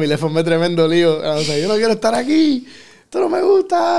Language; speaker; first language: Spanish; early bilingual, heritage; Spanish